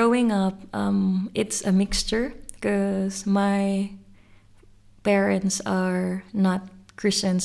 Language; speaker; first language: English; non-native, local second language; Cebuano